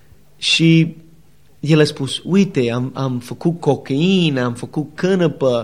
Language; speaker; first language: Romanian; non-native, learner; English